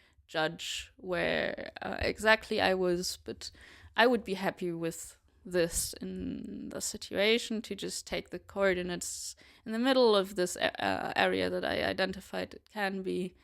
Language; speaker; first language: English; non-native, fluent; German